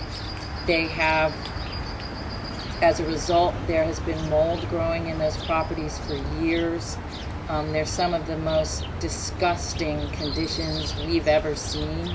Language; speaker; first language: English; native; English